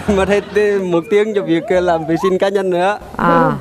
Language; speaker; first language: Vietnamese; native; Vietnamese